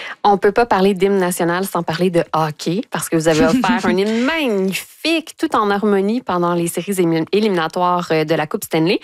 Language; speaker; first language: French; native; French